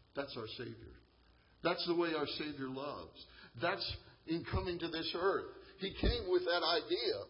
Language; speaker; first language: English; native; English